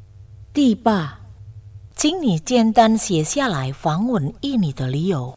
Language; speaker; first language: Chinese; non-native, fluent; Indonesian